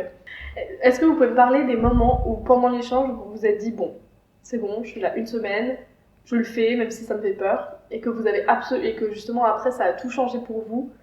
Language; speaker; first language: French; native; French